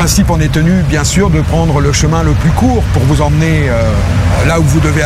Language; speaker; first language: French; native; French